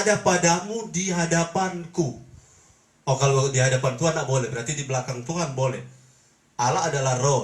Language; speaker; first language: Indonesian; native; Indonesian